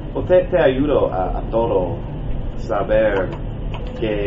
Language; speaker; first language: Spanish; non-native, learner; English